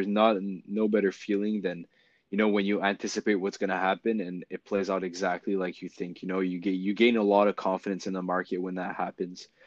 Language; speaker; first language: English; non-native, fluent; French